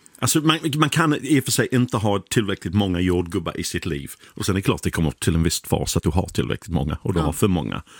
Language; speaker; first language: Swedish; non-native, fluent; English